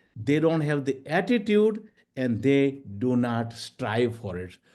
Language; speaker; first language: English; non-native, local second language; Gujarati